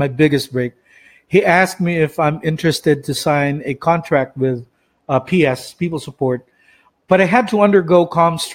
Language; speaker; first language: English; non-native, local second language; Cebuano